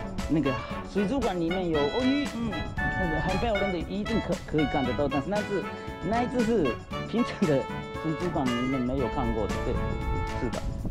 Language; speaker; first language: Chinese; non-native, learner; Japanese